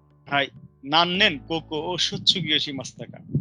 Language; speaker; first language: Japanese; non-native, fluent; Bangla